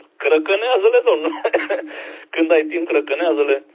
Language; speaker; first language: Romanian; native; Romanian